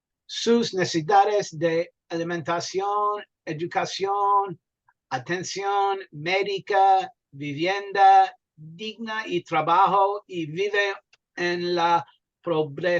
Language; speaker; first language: Spanish; non-native, learner; English